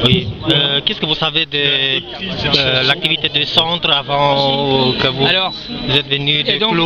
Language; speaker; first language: French; non-native, local second language; Romanian